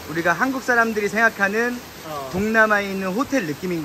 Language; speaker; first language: Korean; native; Korean